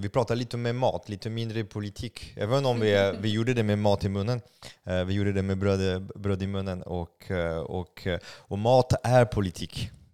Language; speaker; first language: Swedish; non-native, fluent; French